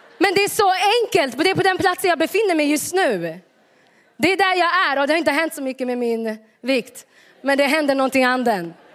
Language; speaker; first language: Swedish; early bilingual, other home language; Tigrinya